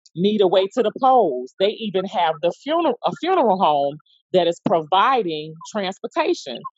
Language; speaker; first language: English; native; English